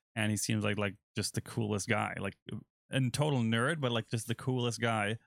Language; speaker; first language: English; non-native, fluent; German